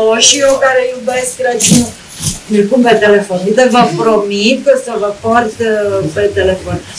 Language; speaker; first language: Romanian; native; Romanian